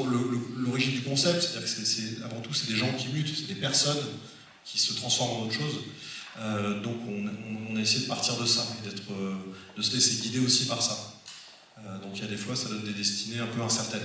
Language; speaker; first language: French; native; French